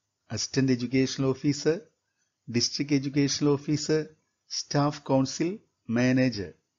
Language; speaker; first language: English; non-native, local second language; Malayalam